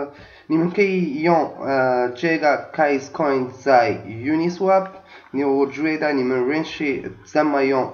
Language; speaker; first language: Chinese; non-native, learner; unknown